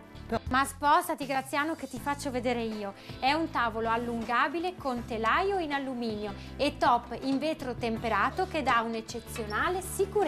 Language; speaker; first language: Italian; native; Italian